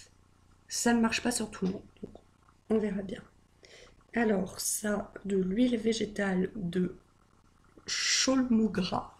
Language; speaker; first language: French; native; French